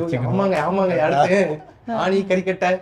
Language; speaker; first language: Tamil; native; Tamil